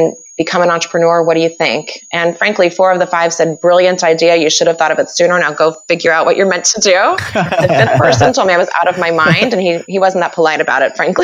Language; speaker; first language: English; native; English